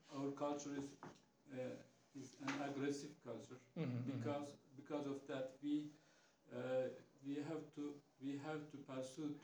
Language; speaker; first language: English; non-native, learner; Turkish